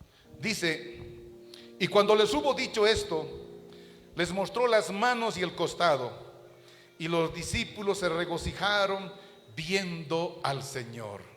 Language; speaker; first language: Spanish; native; Spanish